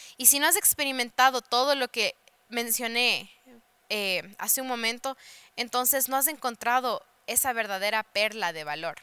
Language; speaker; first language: Spanish; early bilingual, heritage; Spanish